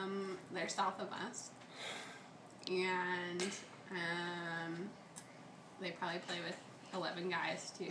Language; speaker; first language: English; native; English